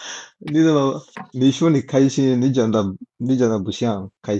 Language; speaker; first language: Chinese; non-native, learner; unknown